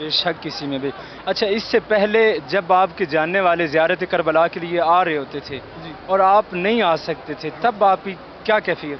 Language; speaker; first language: Urdu; native; Urdu